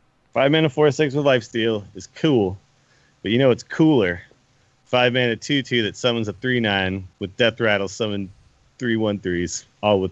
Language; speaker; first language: English; native; English